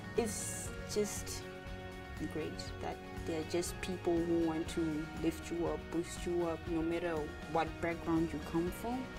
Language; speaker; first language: English; non-native, local second language; Shona